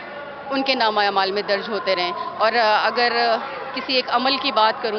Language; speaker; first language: Urdu; native; Urdu